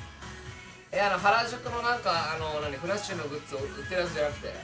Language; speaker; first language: Japanese; native; Japanese